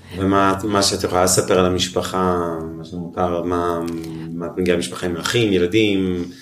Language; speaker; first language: Hebrew; native; Hebrew